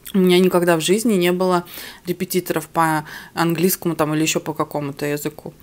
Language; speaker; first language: Russian; early bilingual, other home language; Armenian